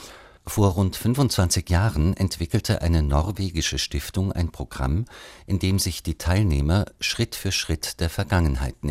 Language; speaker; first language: German; native; German